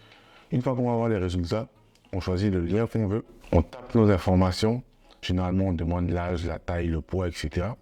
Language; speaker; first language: French; native; French